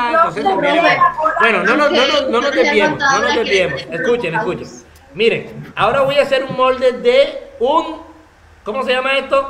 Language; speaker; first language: Spanish; native; Spanish